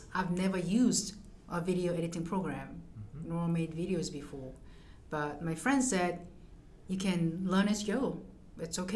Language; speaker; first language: English; non-native, fluent; Korean